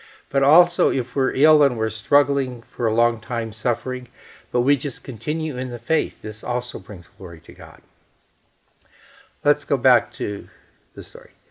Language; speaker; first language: English; native; English